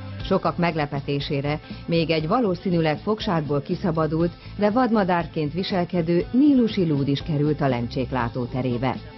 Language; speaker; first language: Hungarian; native; Hungarian